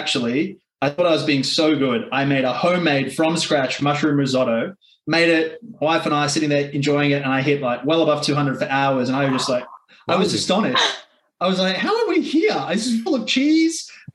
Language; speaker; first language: English; native; English